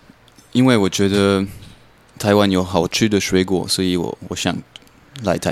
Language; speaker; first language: Chinese; non-native, learner; French